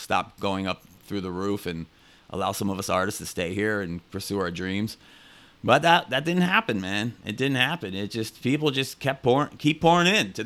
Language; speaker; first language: English; native; English